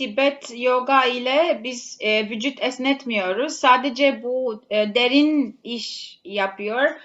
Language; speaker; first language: Turkish; non-native, learner; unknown